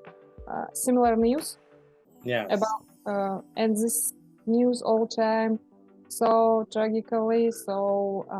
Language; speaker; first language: English; non-native, learner; Russian